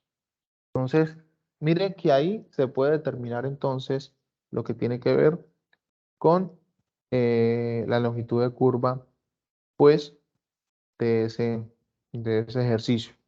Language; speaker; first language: Spanish; native; Spanish